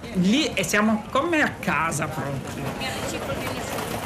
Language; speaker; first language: Italian; non-native, fluent; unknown